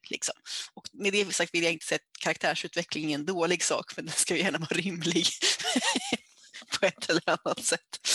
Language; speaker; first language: Swedish; native; Swedish